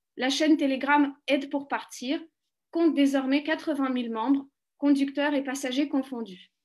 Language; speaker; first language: French; non-native, fluent; Ukrainian